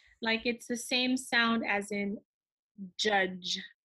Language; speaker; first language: English; early bilingual, other home language; Haitian Creole